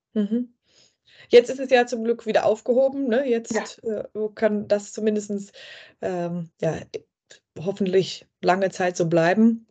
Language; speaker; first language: German; native; German